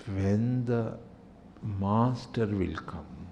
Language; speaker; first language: English; non-native, local second language; Telugu